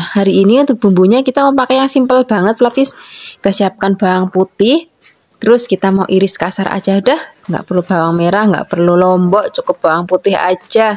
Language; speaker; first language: Indonesian; native; Indonesian